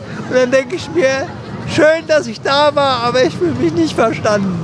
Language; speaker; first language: German; native; German